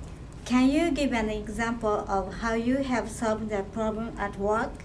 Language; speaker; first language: English; non-native, learner; Japanese